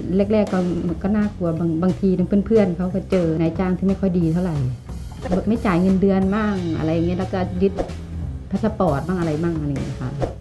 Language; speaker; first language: Thai; non-native, fluent; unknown